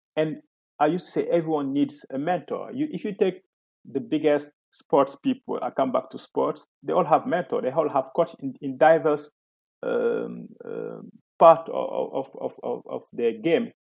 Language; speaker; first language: English; non-native, fluent; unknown